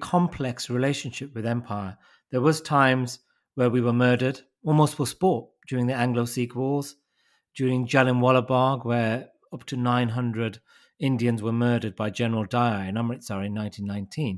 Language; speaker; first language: English; native; English